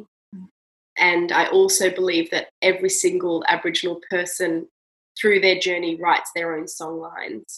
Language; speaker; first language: English; native; English